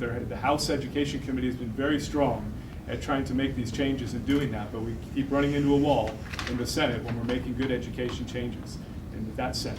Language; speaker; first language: English; native; English